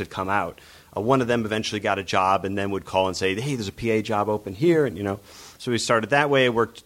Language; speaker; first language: English; native; English